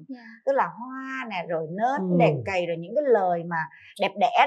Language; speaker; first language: Vietnamese; native; Vietnamese